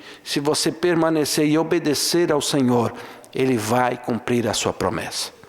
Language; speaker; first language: Portuguese; native; Portuguese